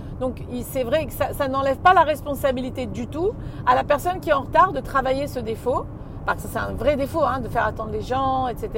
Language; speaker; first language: French; native; French